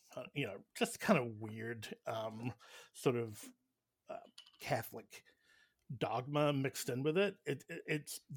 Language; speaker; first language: English; native; English